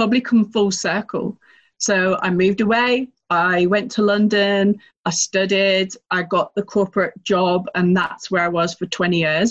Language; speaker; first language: English; native; English